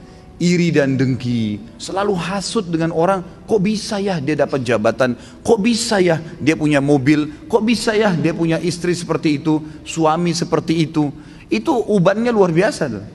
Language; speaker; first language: Indonesian; native; Indonesian